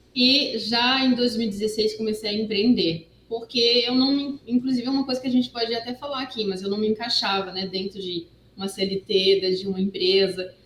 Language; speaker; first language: Portuguese; non-native, fluent; French